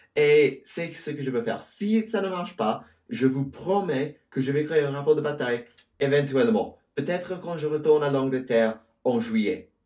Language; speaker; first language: French; non-native, learner; English